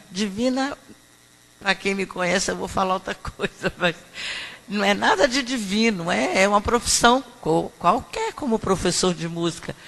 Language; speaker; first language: Portuguese; native; Portuguese